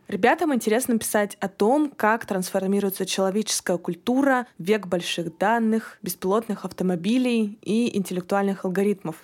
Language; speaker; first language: Russian; native; Russian